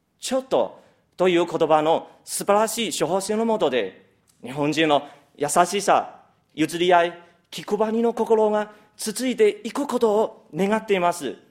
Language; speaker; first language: Japanese; non-native, fluent; Chinese